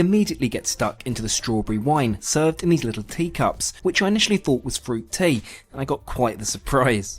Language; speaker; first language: English; native; English